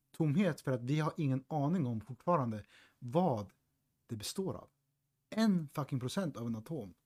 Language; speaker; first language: Swedish; native; Swedish